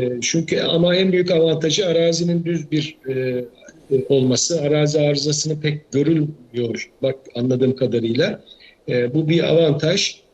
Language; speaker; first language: Turkish; native; Turkish